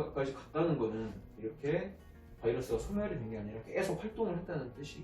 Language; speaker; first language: Korean; native; Korean